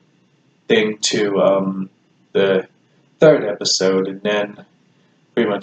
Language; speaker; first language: English; native; English